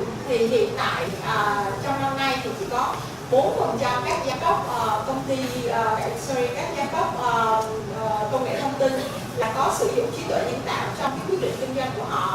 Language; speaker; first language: Vietnamese; native; Vietnamese